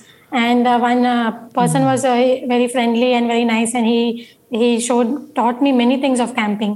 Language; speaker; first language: English; non-native, local second language; Marathi